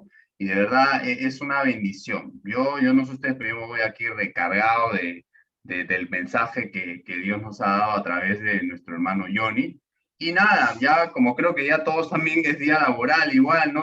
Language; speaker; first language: Spanish; native; Spanish